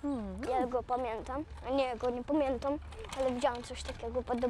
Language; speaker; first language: Polish; early bilingual, other home language; Russian